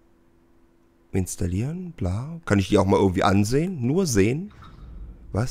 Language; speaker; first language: German; native; German